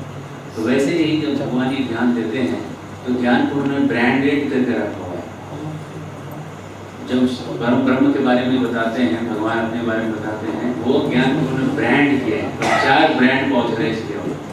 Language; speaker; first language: Hindi; native; Hindi